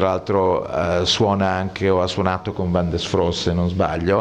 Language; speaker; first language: Italian; native; Italian